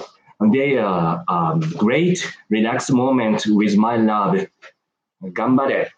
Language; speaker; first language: English; non-native, learner; Japanese